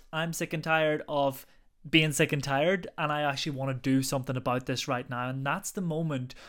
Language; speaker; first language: English; native; English